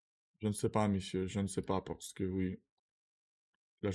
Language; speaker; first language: French; non-native, learner; Russian